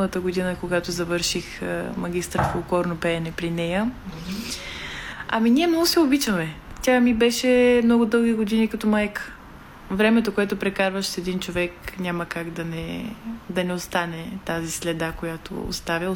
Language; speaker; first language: Bulgarian; native; Bulgarian